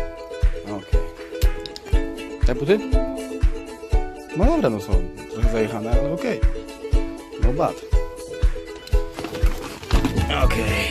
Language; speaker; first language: English; non-native, learner; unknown